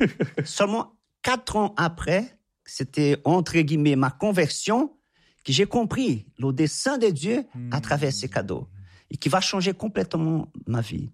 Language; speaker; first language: French; non-native, fluent; Portuguese